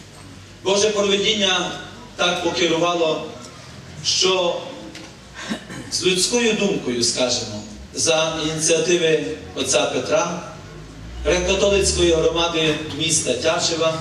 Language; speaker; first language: Ukrainian; native; Ukrainian